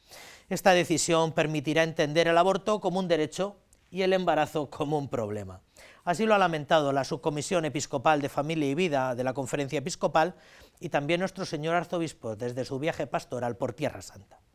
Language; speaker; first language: Spanish; native; Spanish